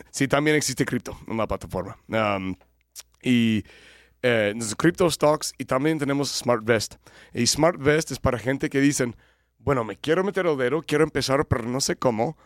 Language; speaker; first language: Spanish; non-native, fluent; English